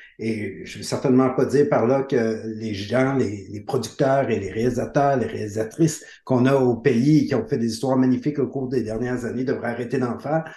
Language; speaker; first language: French; native; French